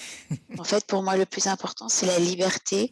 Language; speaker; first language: French; native; French